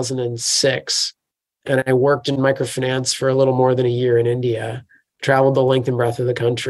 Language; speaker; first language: English; native; English